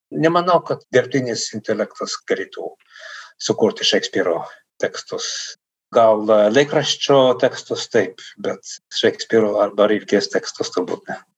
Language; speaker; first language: Lithuanian; non-native, fluent; Dutch